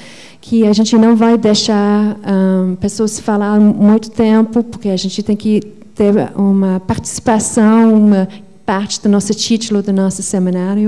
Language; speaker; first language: Portuguese; non-native, fluent; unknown